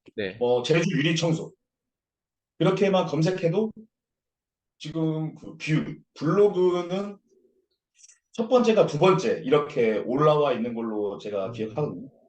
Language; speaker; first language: Korean; native; Korean